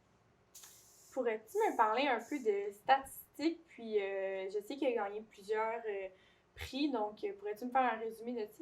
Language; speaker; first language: French; native; French